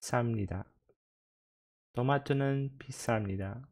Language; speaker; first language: Korean; non-native, learner; Portuguese